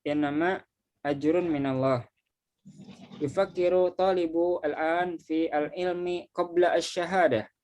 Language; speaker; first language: Arabic; non-native, fluent; Indonesian